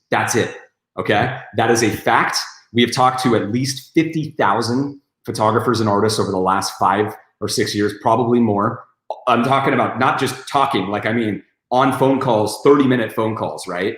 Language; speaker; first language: English; native; English